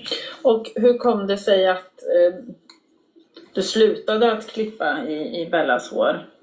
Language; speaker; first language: Swedish; native; Swedish